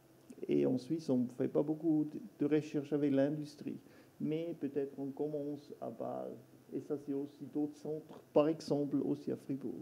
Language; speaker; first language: French; non-native, local second language; German